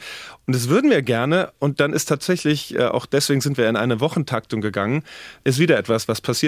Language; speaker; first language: German; native; German